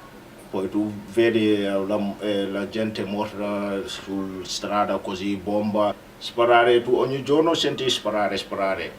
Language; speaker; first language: Italian; non-native, learner; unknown